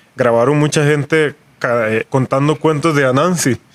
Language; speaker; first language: Spanish; native; Spanish